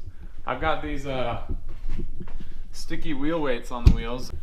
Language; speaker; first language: English; native; English